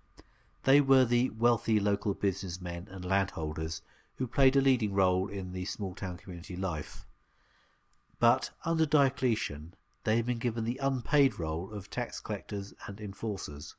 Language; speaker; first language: English; native; English